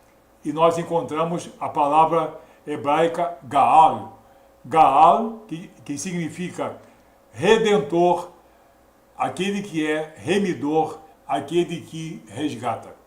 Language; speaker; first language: Portuguese; native; Portuguese